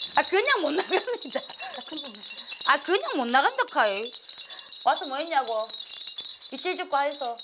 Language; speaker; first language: Korean; native; Korean